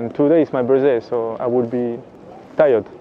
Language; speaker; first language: English; non-native, fluent; French